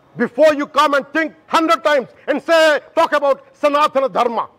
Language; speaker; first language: English; non-native, local second language; Telugu